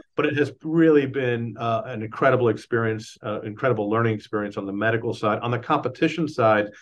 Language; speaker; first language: English; native; English